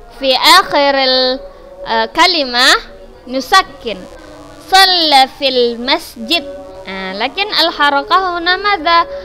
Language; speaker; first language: Arabic; non-native, fluent; Indonesian